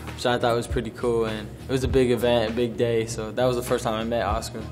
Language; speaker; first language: English; native; English